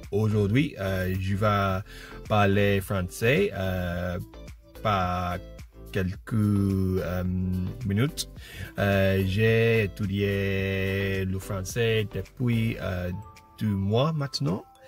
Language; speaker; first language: French; non-native, learner; English